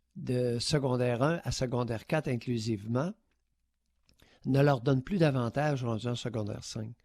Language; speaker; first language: French; native; French